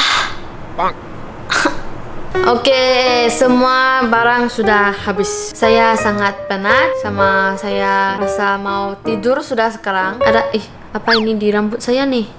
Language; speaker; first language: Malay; non-native, local second language; Chinese